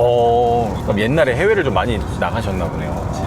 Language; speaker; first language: Korean; native; Korean